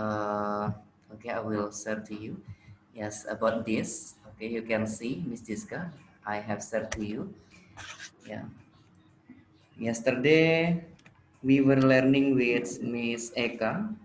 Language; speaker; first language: English; non-native, learner; Indonesian